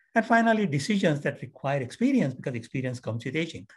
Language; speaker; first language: English; non-native, local second language; Marathi